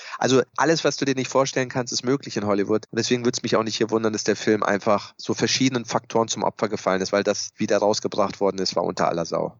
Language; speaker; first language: German; early bilingual, other home language; Turkish